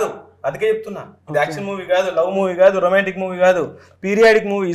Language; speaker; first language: Telugu; native; Telugu